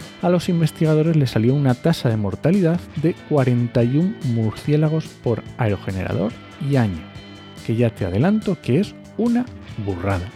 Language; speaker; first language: Spanish; native; Spanish